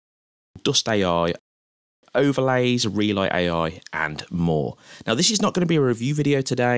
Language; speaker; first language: English; native; English